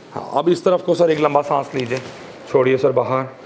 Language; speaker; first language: Hindi; native; Hindi